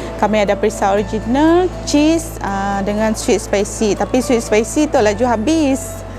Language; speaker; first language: Malay; non-native, local second language; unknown